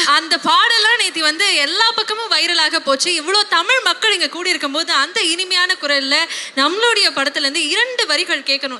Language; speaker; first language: Tamil; native; Tamil